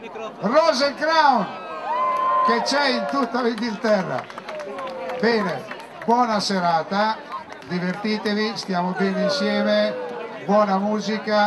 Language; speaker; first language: Italian; native; Italian